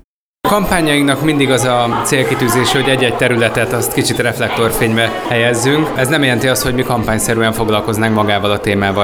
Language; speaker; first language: Hungarian; native; Hungarian